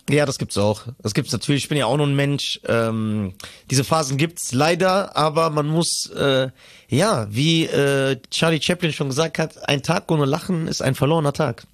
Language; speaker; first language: German; early bilingual, other home language; Arabic